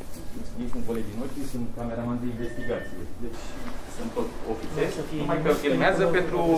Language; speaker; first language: Romanian; native; Romanian